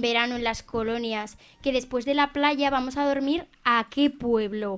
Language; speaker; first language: Spanish; native; Spanish